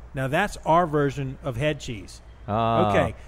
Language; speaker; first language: English; native; English